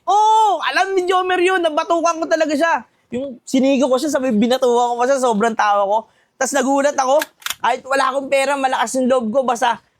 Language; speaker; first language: Filipino; native; Filipino